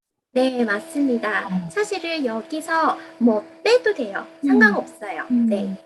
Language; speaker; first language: Korean; non-native, fluent; Vietnamese